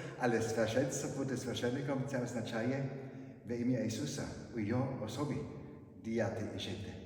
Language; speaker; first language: Ukrainian; non-native, fluent; German